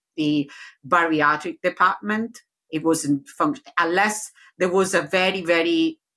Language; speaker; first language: English; non-native, learner; Italian